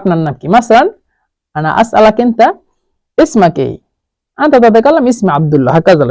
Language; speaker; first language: Arabic; non-native, fluent; Bangla